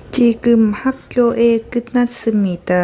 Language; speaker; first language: Korean; non-native, learner; Lao